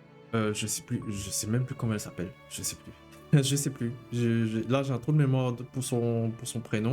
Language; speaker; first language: French; native; French